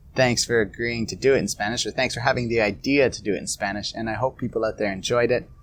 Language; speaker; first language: English; native; English